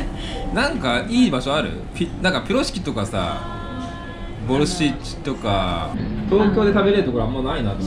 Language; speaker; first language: Japanese; native; Japanese